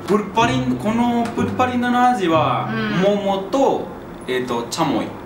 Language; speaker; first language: Japanese; non-native, learner; Spanish